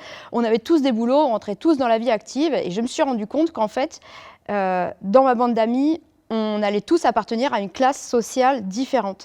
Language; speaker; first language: French; native; French